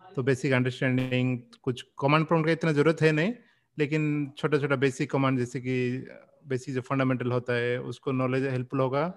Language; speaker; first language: Hindi; non-native, local second language; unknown